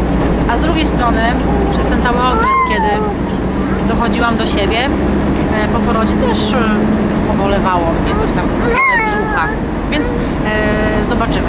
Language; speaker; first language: Polish; native; Polish